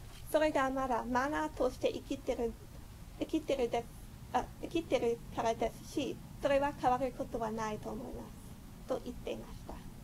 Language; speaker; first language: Japanese; non-native, fluent; English